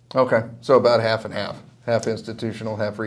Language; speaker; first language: English; native; English